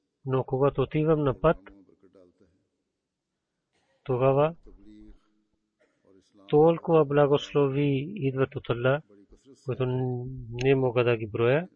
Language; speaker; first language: Bulgarian; non-native, fluent; Urdu